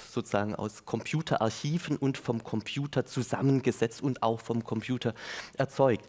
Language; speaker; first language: German; native; German